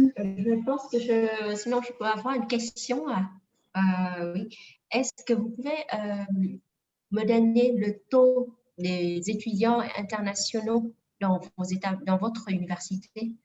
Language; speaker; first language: French; non-native, fluent; Vietnamese